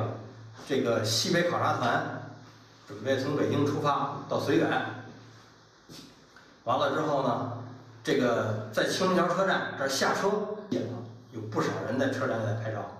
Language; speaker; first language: Chinese; native; Chinese